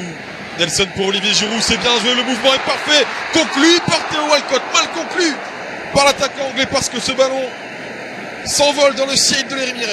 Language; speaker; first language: French; native; French